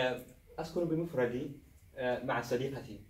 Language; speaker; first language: Arabic; non-native, learner; Somali